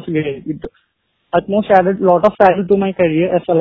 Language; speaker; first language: English; non-native, local second language; Malayalam